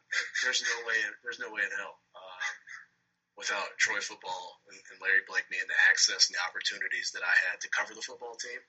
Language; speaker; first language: English; native; English